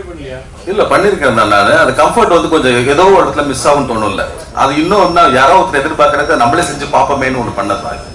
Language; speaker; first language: Tamil; native; Tamil